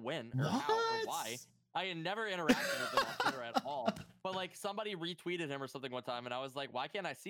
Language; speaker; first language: English; native; English